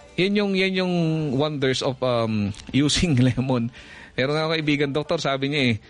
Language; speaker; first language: Filipino; native; Filipino